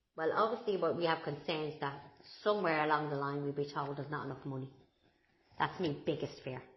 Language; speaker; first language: English; native; English